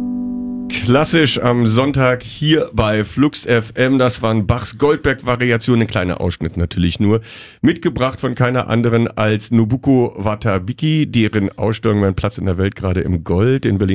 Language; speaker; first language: German; native; German